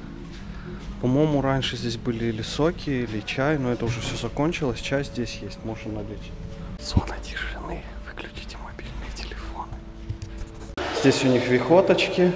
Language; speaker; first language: Russian; native; Russian